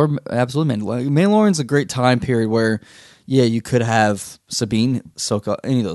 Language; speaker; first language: English; native; English